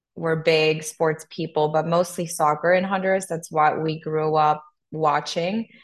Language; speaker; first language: English; non-native, fluent; Spanish